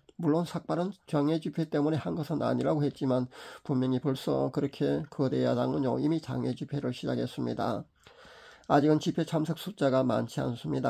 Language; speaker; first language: Korean; native; Korean